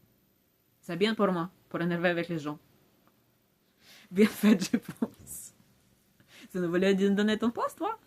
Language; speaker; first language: French; non-native, learner; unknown